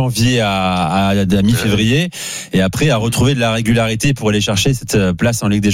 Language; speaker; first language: French; native; French